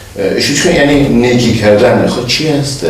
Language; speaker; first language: Persian; native; Persian